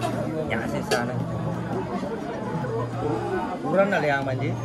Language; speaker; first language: Indonesian; non-native, local second language; Balinese